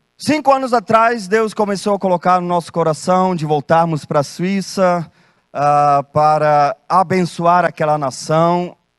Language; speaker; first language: Portuguese; non-native, fluent; German